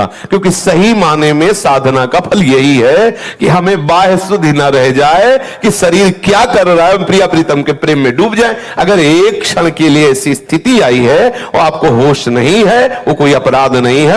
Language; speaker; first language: Hindi; native; Hindi